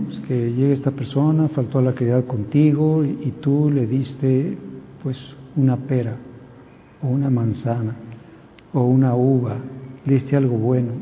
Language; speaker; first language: Spanish; native; Spanish